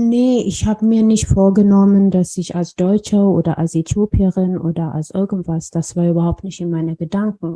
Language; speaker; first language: German; non-native, fluent; Amharic